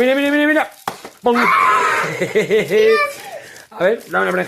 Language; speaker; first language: Spanish; native; Spanish